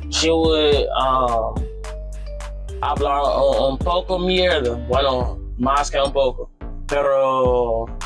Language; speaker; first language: Spanish; non-native, learner; English